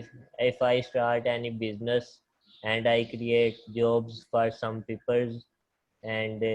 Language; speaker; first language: English; non-native, learner; Punjabi